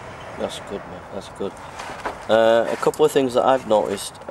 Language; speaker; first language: English; native; English